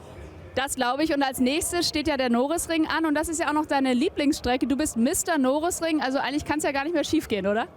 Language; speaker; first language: German; native; German